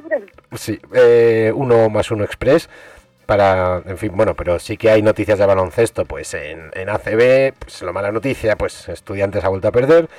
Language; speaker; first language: Spanish; native; Spanish